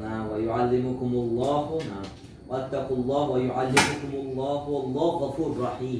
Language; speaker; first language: Arabic; non-native, learner; Uzbek